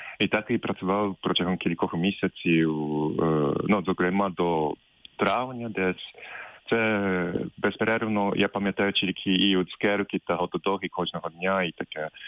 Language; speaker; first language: Ukrainian; non-native, fluent; Japanese